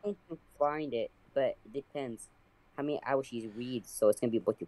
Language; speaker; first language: English; native; English